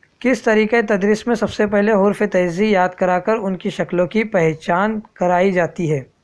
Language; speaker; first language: Urdu; native; Urdu